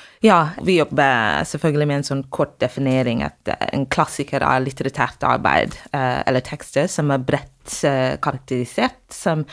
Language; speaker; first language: Norwegian; non-native, fluent; English